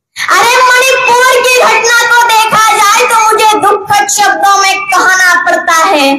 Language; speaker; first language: Hindi; non-native, local second language; Marathi